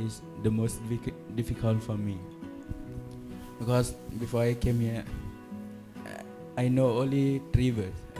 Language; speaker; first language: English; non-native, learner; Thai